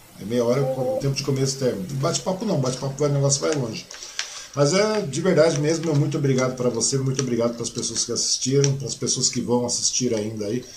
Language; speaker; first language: Portuguese; early bilingual, other home language; Chinese